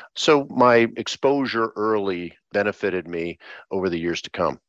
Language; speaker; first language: English; native; English